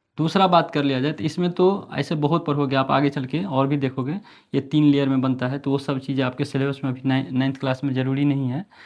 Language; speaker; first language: Hindi; native; Hindi